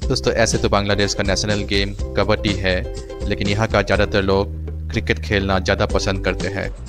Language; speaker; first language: Hindi; non-native, local second language; Bangla